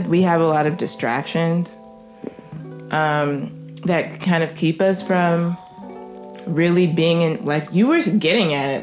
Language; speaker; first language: English; native; English